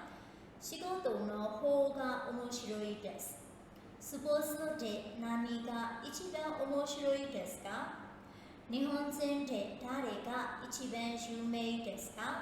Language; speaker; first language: Japanese; non-native, fluent; Burmese